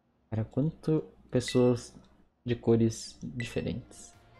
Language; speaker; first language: Portuguese; native; Portuguese